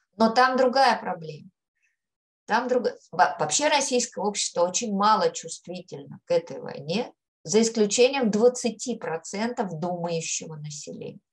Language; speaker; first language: Russian; native; Russian